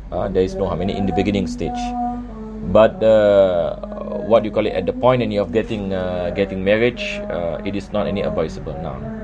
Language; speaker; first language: English; non-native, local second language; Malay